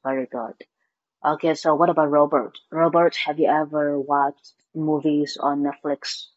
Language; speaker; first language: English; non-native, fluent; Vietnamese